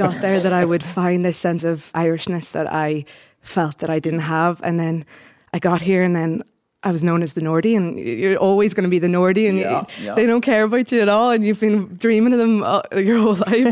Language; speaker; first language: English; native; English